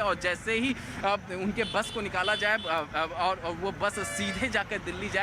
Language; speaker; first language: Hindi; native; Hindi